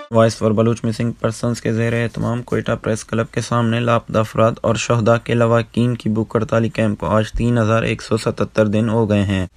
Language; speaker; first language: Urdu; non-native, local second language; Baluchi